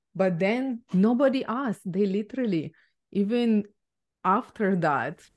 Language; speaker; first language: English; non-native, fluent; Ukrainian